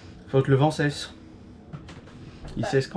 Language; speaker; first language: French; native; French